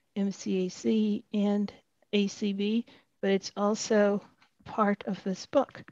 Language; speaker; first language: English; native; English